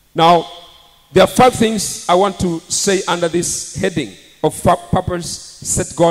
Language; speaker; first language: English; non-native, local second language; Swahili